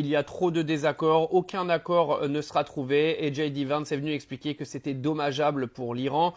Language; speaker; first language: French; native; French